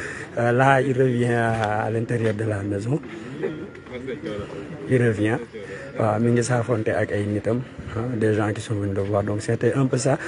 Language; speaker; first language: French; non-native, local second language; Wolof